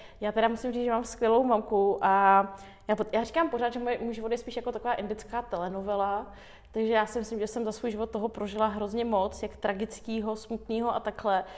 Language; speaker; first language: Czech; early bilingual, other home language; Armenian